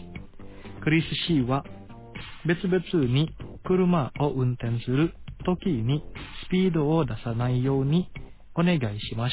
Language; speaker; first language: Japanese; non-native, fluent; Indonesian